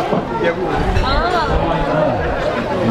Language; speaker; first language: German; non-native, fluent; Italian